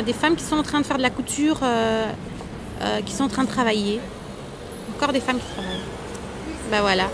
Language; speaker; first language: French; native; French